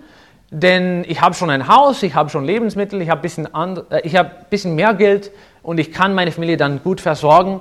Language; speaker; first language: German; non-native, fluent; English